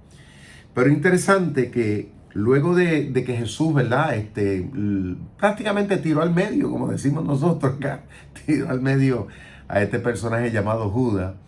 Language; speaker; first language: Spanish; native; Spanish